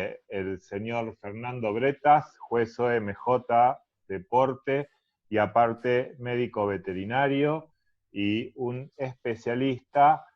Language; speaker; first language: Spanish; native; Spanish